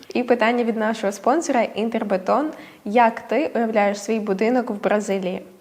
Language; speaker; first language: Ukrainian; native; Ukrainian